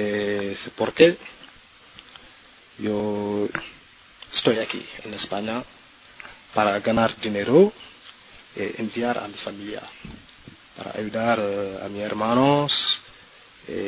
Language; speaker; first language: Spanish; non-native, learner; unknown